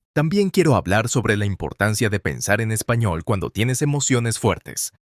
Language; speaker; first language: Spanish; non-native, fluent; English